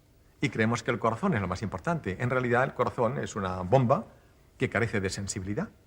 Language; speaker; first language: Spanish; native; Spanish